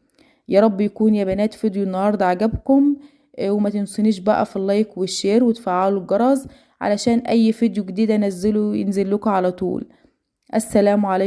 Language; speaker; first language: Arabic; native; Arabic